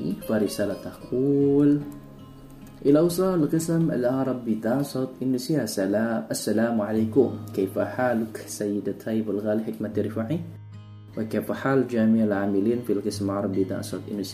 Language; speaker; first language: Arabic; non-native, learner; Indonesian